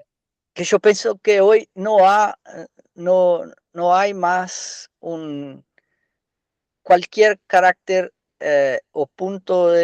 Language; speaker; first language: Spanish; non-native, learner; Portuguese